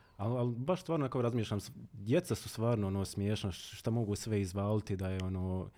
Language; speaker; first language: Bosnian; native; Bosnian